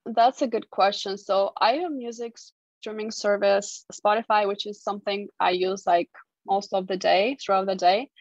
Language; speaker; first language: English; non-native, fluent; Georgian